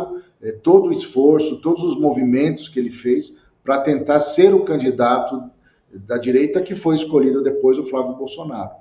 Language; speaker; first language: Portuguese; native; Portuguese